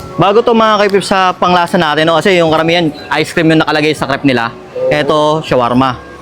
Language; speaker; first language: Filipino; native; Filipino